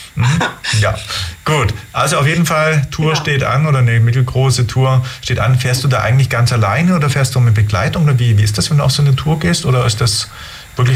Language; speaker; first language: German; native; German